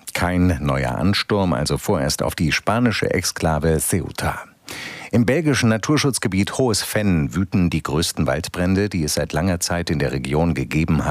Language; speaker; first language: German; native; German